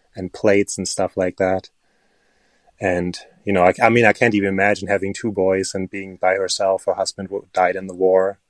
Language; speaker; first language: English; non-native, fluent; German